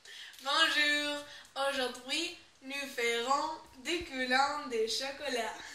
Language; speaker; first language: French; non-native, learner; Spanish